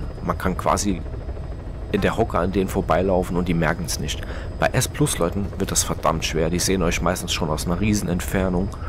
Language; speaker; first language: German; native; German